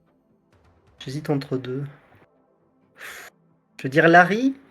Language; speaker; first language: French; native; French